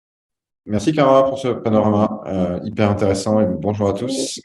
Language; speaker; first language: French; native; French